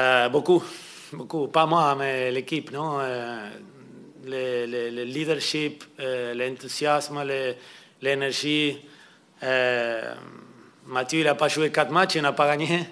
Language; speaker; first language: French; non-native, fluent; Spanish